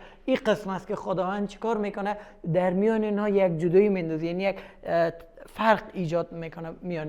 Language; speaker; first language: Persian; native; Persian